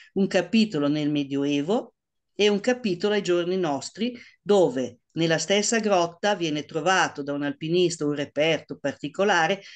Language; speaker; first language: Italian; native; Italian